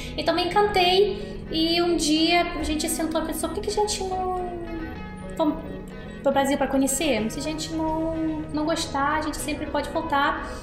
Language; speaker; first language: Portuguese; non-native, fluent; Russian